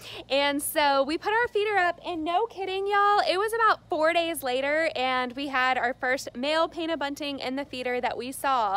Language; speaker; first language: English; native; English